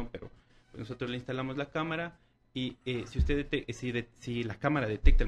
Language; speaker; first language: Spanish; native; Spanish